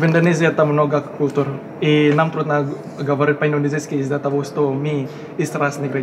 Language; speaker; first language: Russian; non-native, learner; Indonesian